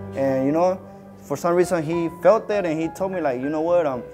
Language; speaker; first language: English; native; English